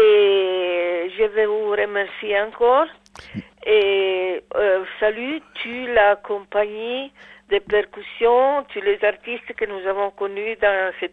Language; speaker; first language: French; non-native, learner; Italian